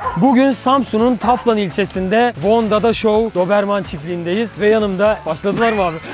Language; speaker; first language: Turkish; native; Turkish